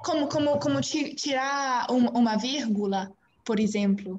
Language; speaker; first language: Portuguese; non-native, learner; English